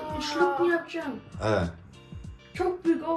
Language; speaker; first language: Turkish; early bilingual, heritage; Turkish